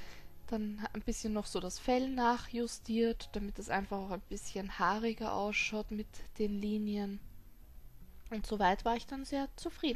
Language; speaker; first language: German; native; German